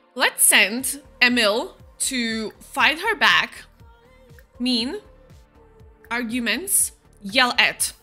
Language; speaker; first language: English; non-native, fluent; Slovak